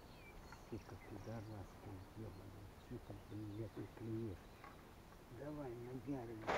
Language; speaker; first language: Russian; native; Russian